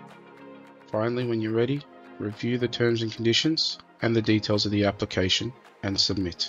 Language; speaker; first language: English; native; English